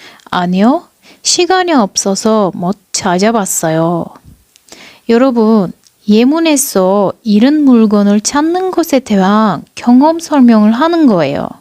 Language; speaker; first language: Korean; non-native, fluent; Turkish